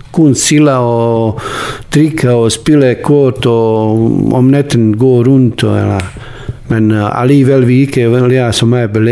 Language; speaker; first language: Danish; non-native, learner; Bosnian